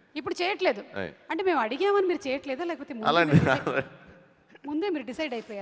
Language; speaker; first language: Telugu; native; Telugu